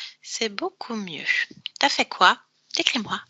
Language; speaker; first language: French; native; French